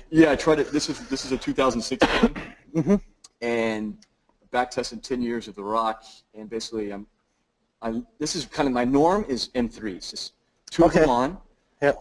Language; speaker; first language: English; native; English